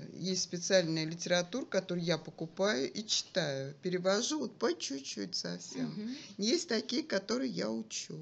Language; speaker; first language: Russian; native; Russian